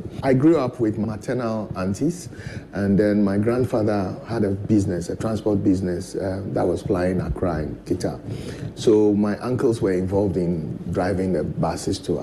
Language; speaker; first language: English; non-native, local second language; Ewe